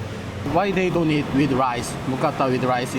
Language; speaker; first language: English; non-native, learner; Korean